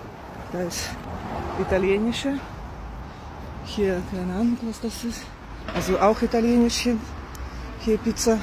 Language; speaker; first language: German; non-native, fluent; Russian